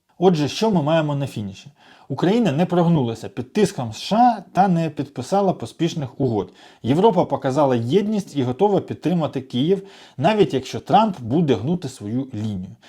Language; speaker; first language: Ukrainian; non-native, local second language; Russian